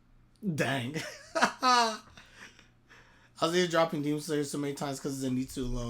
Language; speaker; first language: English; native; English